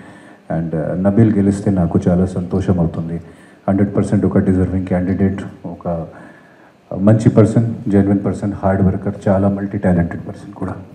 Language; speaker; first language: Telugu; non-native, fluent; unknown